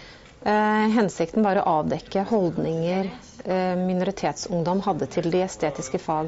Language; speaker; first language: Norwegian; native; Norwegian